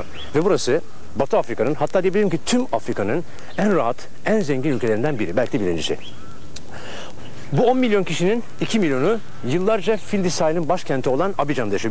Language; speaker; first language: Turkish; native; Turkish